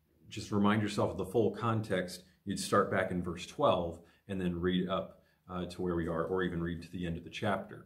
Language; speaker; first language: English; native; English